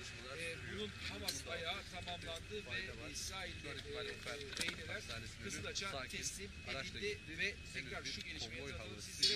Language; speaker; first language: Turkish; native; Turkish